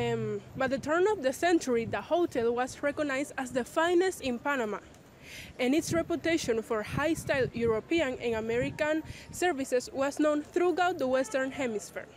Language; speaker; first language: English; non-native, learner; Spanish